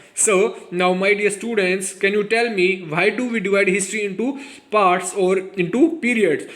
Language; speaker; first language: English; non-native, local second language; Hindi